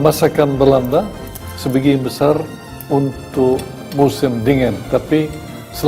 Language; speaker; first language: Indonesian; non-native, fluent; Dutch